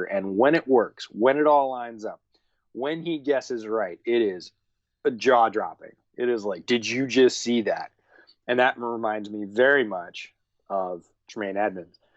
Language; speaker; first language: English; native; English